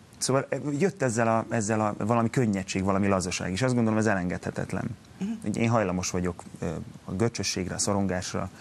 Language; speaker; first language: Hungarian; native; Hungarian